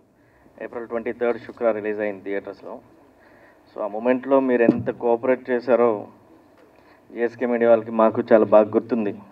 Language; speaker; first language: Telugu; native; Telugu